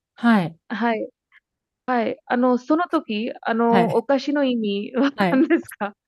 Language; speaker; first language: Japanese; non-native, learner; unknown